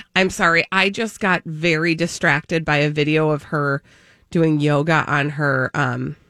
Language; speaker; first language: English; early bilingual, other home language; Norwegian